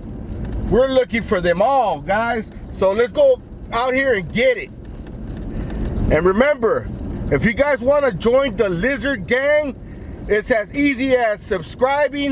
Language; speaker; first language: English; native; English